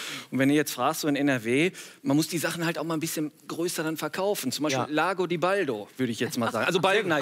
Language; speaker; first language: German; native; German